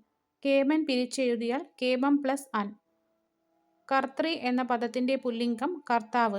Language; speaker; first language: Malayalam; native; Malayalam